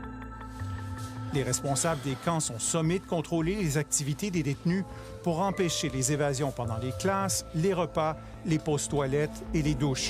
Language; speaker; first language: French; native; French